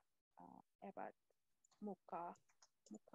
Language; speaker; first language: Finnish; non-native, learner; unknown